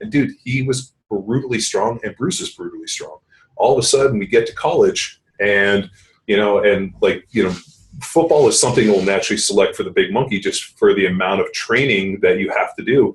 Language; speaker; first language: English; native; English